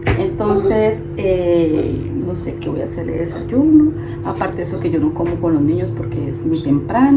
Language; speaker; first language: Spanish; native; Spanish